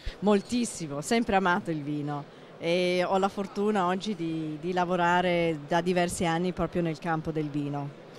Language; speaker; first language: Italian; non-native, fluent; English